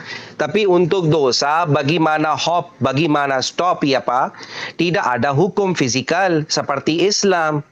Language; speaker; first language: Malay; non-native, learner; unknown